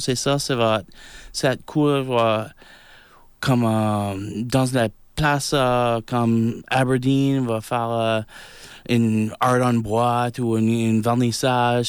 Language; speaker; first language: French; non-native, local second language; English